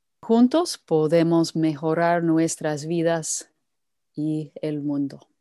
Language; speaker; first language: Spanish; non-native, fluent; English